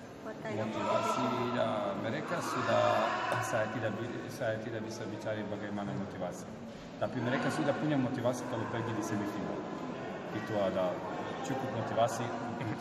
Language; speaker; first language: Indonesian; non-native, learner; Armenian